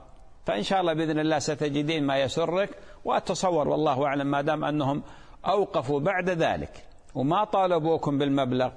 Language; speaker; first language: Arabic; native; Arabic